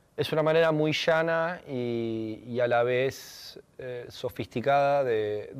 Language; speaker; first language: Spanish; native; Spanish